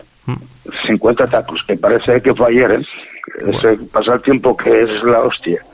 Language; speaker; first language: Spanish; native; Spanish